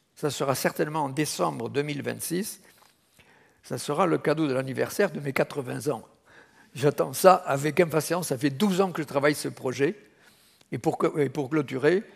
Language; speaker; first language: French; native; French